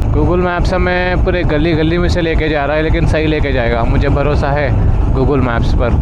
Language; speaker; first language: Hindi; non-native, local second language; Telugu